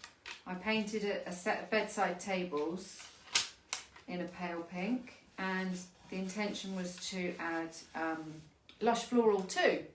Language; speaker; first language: English; native; English